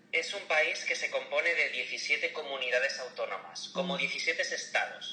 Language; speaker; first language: Spanish; native; Spanish